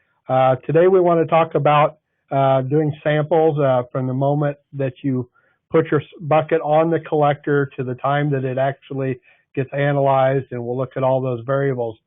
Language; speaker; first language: English; native; English